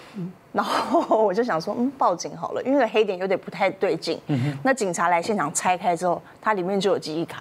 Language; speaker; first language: Chinese; native; Chinese